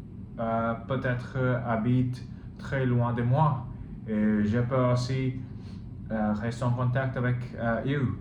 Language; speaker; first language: French; non-native, learner; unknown